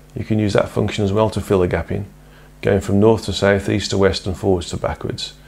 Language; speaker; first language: English; native; English